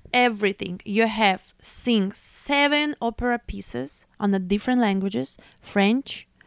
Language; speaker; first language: English; non-native, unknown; Russian